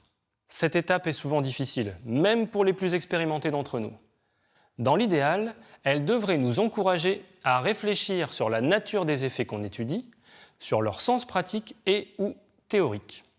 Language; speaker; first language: French; native; French